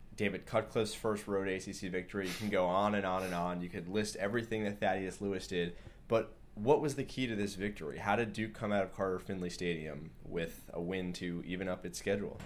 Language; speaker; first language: English; native; English